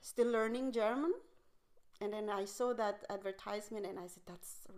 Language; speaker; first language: English; non-native, local second language; Filipino